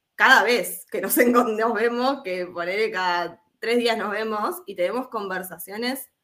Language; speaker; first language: Spanish; native; Spanish